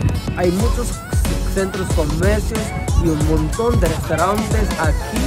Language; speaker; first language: Spanish; non-native, learner; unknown